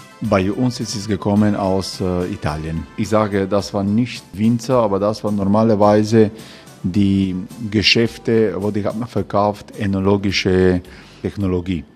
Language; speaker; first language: German; non-native, learner; Croatian